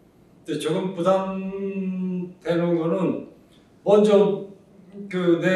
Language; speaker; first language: Korean; early bilingual, heritage; Japanese